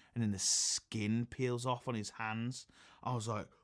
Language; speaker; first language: English; native; English